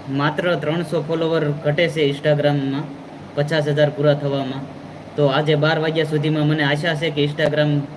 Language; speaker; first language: Gujarati; native; Gujarati